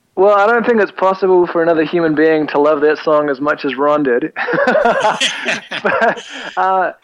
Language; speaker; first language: English; native; English